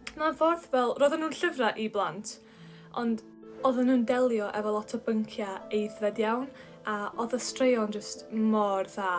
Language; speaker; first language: Welsh; native; Welsh